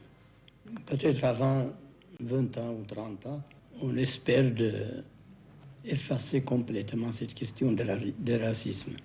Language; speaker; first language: French; non-native, fluent; Amharic